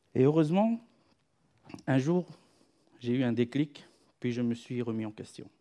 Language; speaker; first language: French; non-native, fluent; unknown